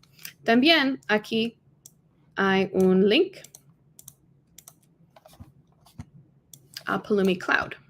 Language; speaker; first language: Spanish; non-native, learner; English